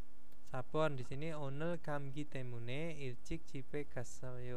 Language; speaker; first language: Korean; non-native, fluent; Indonesian